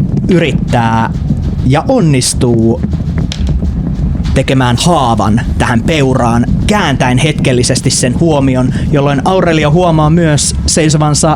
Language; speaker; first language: Finnish; native; Finnish